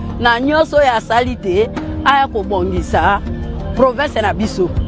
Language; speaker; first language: Lingala; native; Lingala